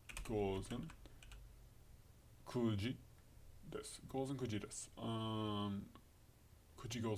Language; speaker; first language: Japanese; non-native, learner; English